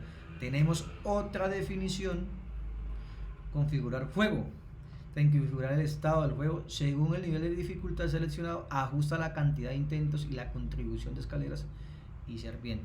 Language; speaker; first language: Spanish; native; Spanish